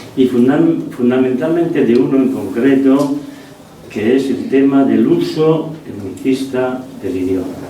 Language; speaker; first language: Spanish; non-native, local second language; Basque